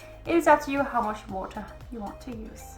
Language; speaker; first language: English; non-native, fluent; Danish